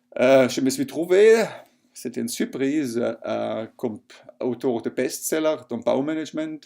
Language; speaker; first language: French; non-native, fluent; German